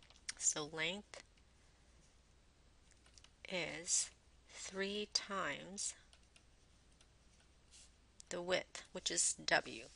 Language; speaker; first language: English; native; English